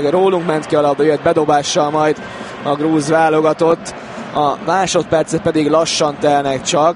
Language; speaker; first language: Hungarian; native; Hungarian